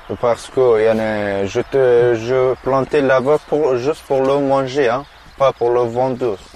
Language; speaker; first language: French; non-native, learner; Persian